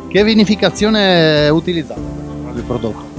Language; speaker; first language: Italian; native; Italian